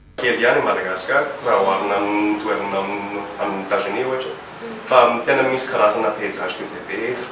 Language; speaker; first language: Malagasy; non-native, fluent; English